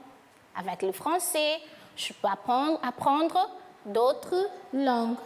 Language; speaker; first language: French; non-native, fluent; Portuguese